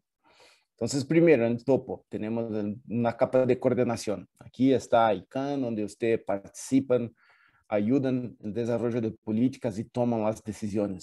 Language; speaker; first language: Spanish; non-native, fluent; Portuguese